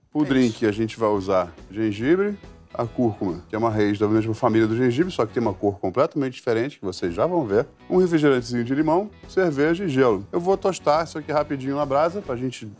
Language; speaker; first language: Portuguese; non-native, fluent; English